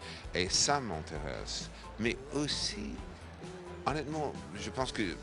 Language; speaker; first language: French; non-native, fluent; English